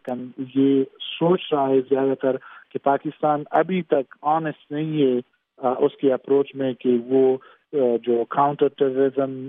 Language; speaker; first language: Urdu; non-native, fluent; Pashto